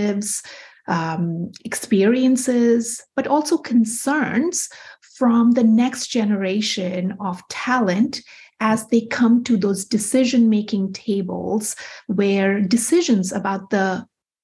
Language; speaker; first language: English; non-native, local second language; Bangla